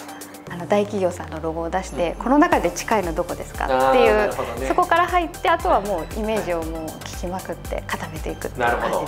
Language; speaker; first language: Japanese; native; Japanese